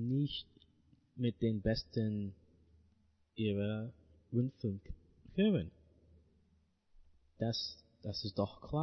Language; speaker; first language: German; non-native, learner; English